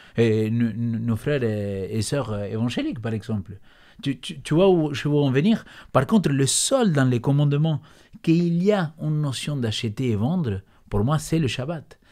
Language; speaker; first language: French; non-native, fluent; Spanish